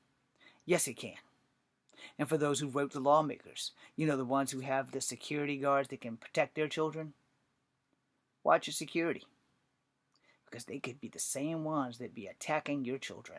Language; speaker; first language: English; native; English